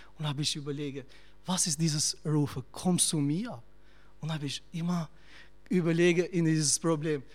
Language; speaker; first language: German; non-native, learner; Albanian